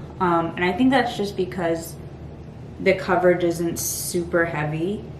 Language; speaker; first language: English; native; English